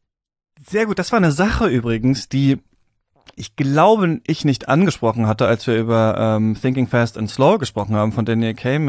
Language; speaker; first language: German; native; German